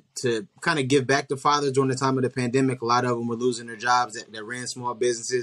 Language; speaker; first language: English; native; English